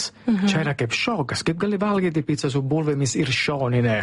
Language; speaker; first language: Lithuanian; non-native, learner; Italian